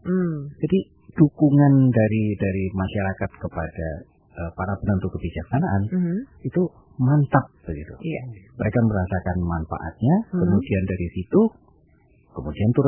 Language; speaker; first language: Indonesian; native; Indonesian